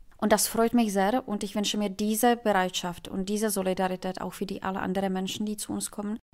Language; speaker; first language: German; non-native, fluent; Czech